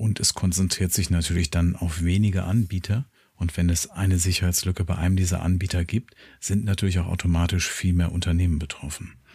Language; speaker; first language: German; native; German